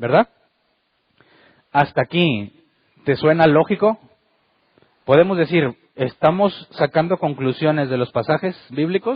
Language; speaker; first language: Spanish; native; Spanish